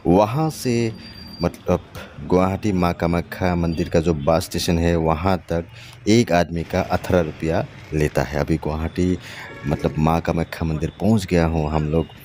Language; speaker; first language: Hindi; non-native, local second language; Assamese